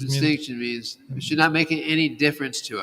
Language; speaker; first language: English; native; English